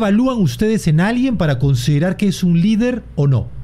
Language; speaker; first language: Spanish; native; Spanish